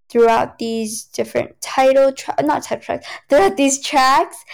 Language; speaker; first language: English; early bilingual, other home language; Cantonese